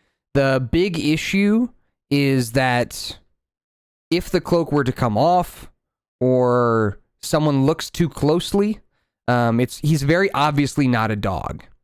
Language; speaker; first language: English; native; English